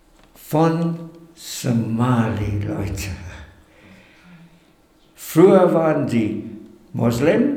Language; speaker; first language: German; non-native, fluent; English